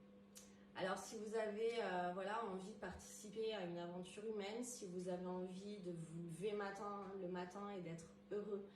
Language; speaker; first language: French; native; French